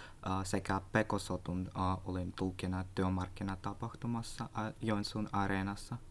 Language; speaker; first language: Finnish; non-native, learner; Russian